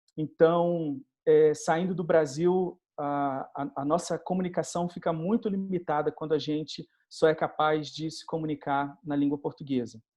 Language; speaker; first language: Portuguese; native; Portuguese